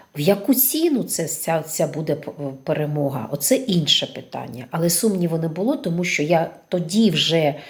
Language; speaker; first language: Ukrainian; non-native, local second language; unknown